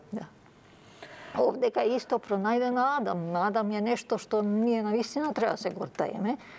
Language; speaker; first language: Macedonian; early bilingual, other home language; Serbian